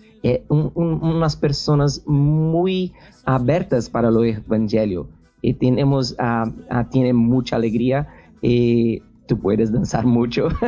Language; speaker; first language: Spanish; non-native, learner; Portuguese